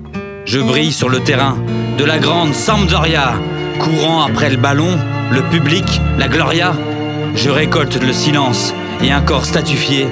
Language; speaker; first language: French; native; French